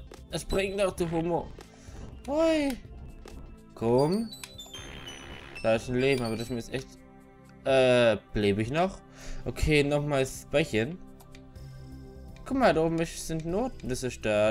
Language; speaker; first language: German; native; German